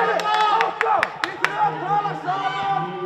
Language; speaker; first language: Icelandic; non-native, learner; Swedish